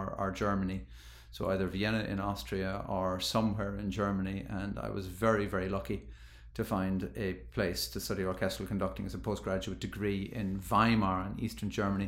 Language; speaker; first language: English; native; English